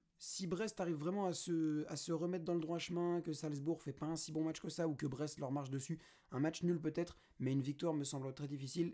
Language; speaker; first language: French; native; French